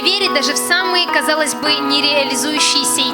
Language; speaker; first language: Russian; native; Russian